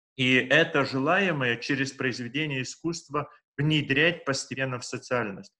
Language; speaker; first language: Russian; non-native, local second language; Lithuanian